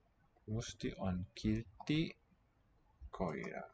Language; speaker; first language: Finnish; non-native, learner; English